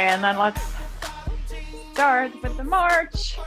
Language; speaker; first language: English; native; English